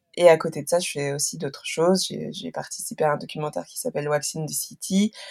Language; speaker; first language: French; native; French